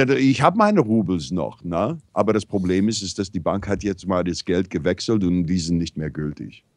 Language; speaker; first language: German; non-native, fluent; English